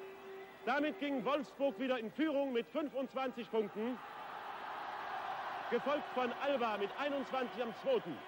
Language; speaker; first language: German; native; German